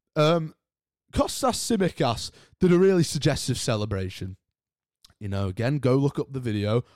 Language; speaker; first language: English; native; English